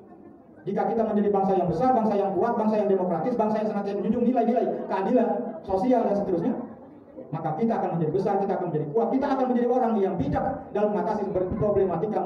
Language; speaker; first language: Indonesian; native; Indonesian